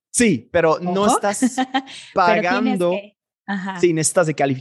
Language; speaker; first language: Spanish; non-native, fluent; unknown